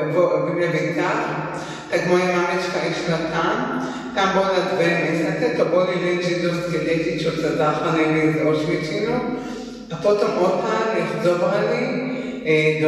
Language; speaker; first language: Slovak; early bilingual, heritage; Slovak